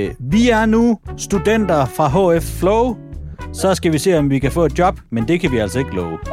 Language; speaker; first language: Danish; native; Danish